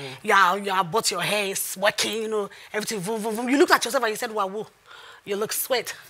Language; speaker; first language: English; non-native, local second language; Igbo